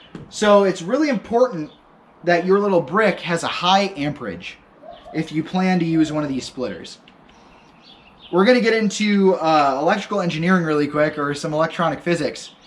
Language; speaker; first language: English; native; English